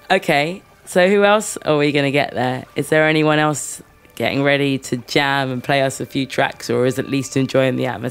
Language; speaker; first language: English; native; English